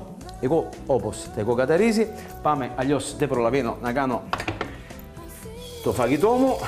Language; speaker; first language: Greek; non-native, learner; Italian